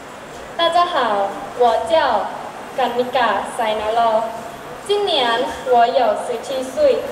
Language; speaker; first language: Chinese; non-native, learner; Hmong